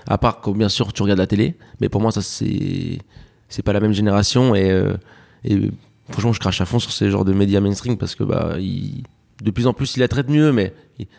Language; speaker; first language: French; early bilingual, other home language; Spanish